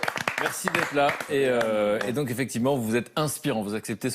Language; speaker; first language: French; native; French